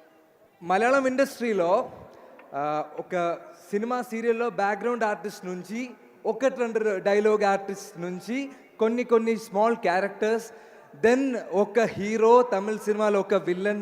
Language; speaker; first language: Telugu; non-native, learner; Malayalam